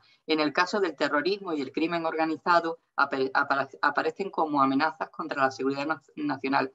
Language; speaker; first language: Spanish; native; Spanish